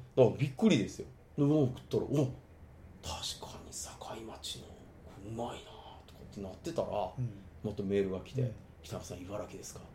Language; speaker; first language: Japanese; native; Japanese